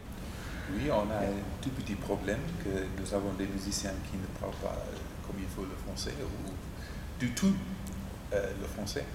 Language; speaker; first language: French; non-native, fluent; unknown